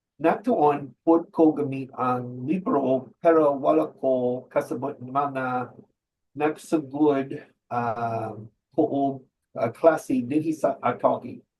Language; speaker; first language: Cebuano; non-native, learner; English